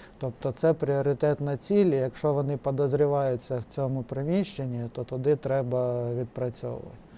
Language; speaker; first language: Ukrainian; native; Ukrainian